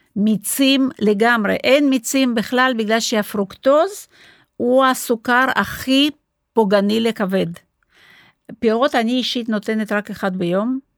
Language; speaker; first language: Hebrew; non-native, fluent; Russian